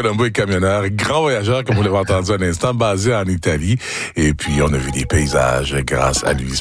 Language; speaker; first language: French; native; French